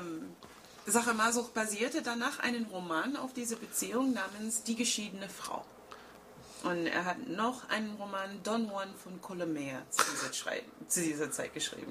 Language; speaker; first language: German; non-native, fluent; English